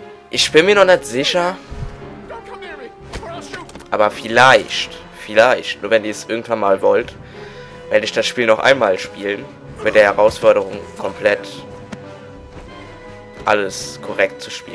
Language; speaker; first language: German; native; German